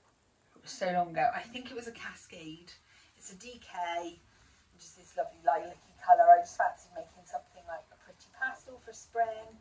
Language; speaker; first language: English; native; English